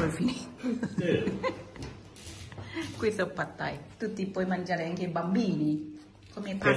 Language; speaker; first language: Italian; non-native, learner; Thai